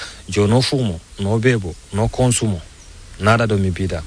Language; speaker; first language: Spanish; non-native, learner; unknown